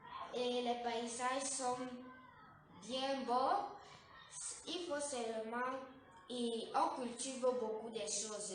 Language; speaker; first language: French; native; French